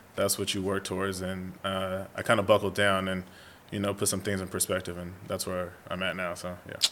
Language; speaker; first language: English; native; English